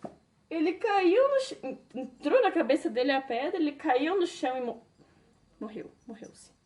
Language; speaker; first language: Portuguese; native; Portuguese